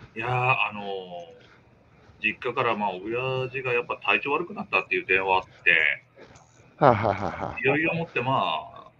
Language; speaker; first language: Japanese; native; Japanese